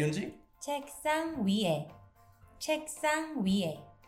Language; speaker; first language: Korean; non-native, learner; Spanish